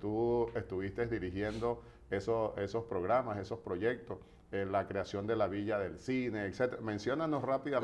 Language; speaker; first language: Spanish; native; Spanish